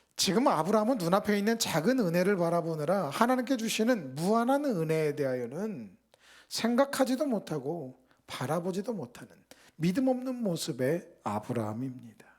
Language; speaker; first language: Korean; native; Korean